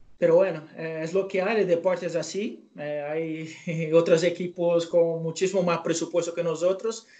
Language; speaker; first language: Spanish; non-native, fluent; Portuguese